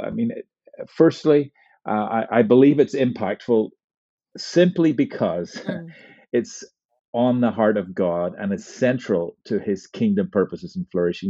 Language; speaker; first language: English; native; English